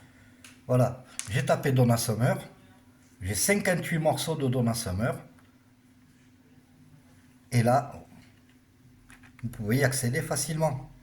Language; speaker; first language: French; native; French